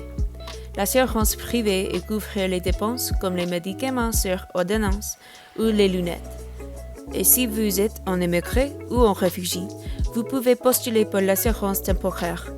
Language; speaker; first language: French; non-native, learner; English